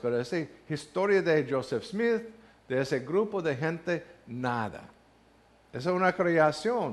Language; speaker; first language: Spanish; non-native, learner; English